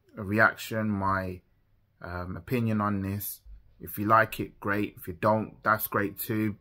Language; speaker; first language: English; native; English